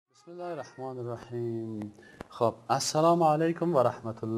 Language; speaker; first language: Persian; native; Persian